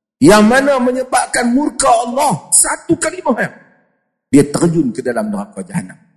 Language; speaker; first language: Malay; native; Malay